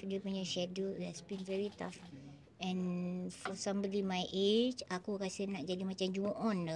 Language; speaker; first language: English; non-native, local second language; Malay